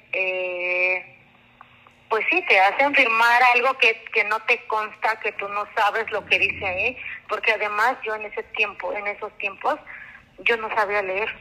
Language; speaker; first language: Spanish; non-native, local second language; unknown